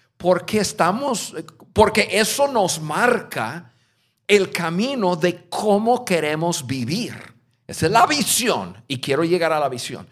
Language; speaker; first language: Spanish; non-native, fluent; English